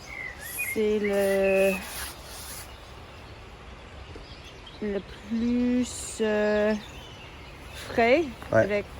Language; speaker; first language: French; non-native, learner; English